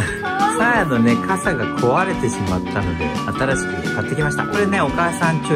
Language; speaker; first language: Japanese; native; Japanese